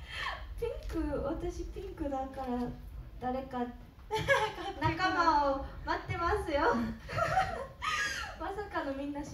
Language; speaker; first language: Japanese; native; Japanese